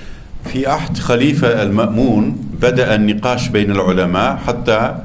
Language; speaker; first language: Arabic; non-native, fluent; Turkish